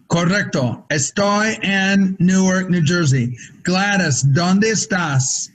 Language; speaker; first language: Spanish; non-native, fluent; English